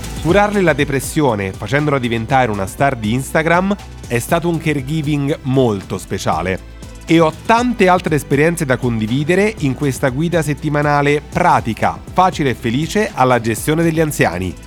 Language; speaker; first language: Italian; native; Italian